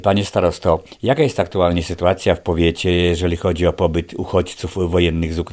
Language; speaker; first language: Polish; native; Polish